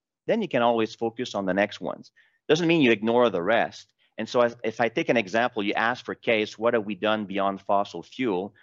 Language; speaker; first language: English; non-native, fluent; French